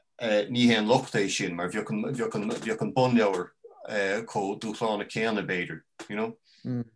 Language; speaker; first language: Irish; non-native, local second language; English